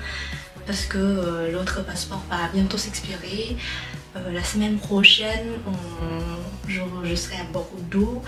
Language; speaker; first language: French; non-native, fluent; Vietnamese